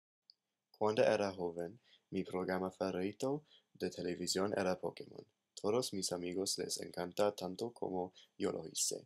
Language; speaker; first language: Spanish; non-native, learner; English